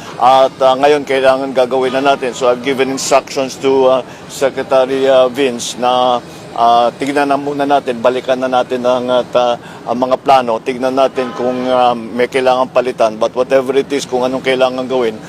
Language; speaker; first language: Filipino; native; Filipino